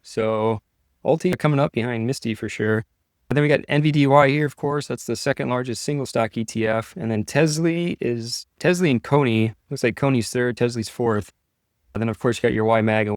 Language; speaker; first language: English; native; English